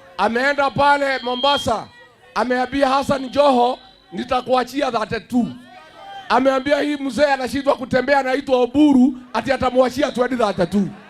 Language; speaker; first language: Swahili; non-native, local second language; Kikuyu